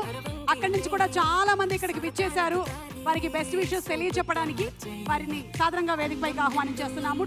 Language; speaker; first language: Telugu; native; Telugu